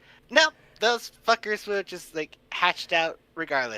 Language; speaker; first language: English; native; English